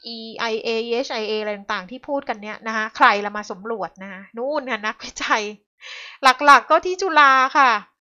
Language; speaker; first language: Thai; native; Thai